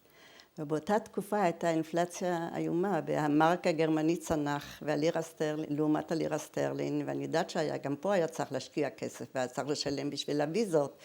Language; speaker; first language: Hebrew; early bilingual, other home language; German